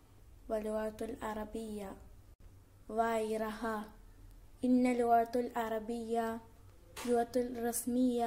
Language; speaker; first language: Arabic; non-native, learner; Malayalam